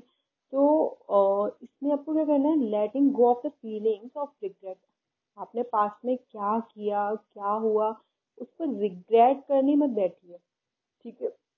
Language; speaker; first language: Hindi; native; Hindi